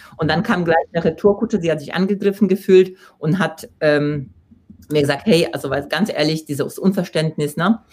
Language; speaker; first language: German; non-native, fluent; Polish